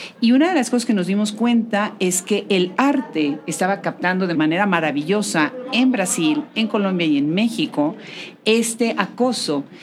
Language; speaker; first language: Spanish; native; Spanish